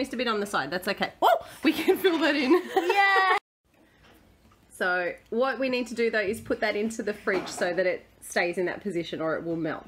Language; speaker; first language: English; native; English